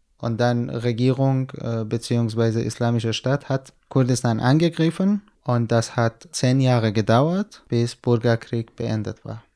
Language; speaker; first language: German; non-native, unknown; Central Kurdish